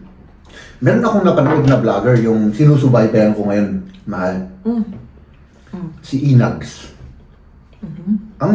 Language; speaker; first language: Filipino; non-native, fluent; German